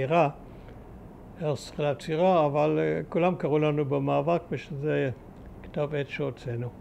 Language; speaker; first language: Hebrew; early bilingual, other home language; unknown